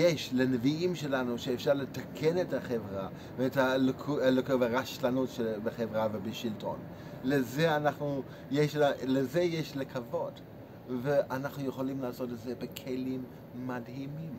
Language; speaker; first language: Hebrew; non-native, fluent; English